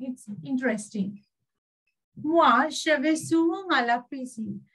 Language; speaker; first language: French; non-native, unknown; Sinhala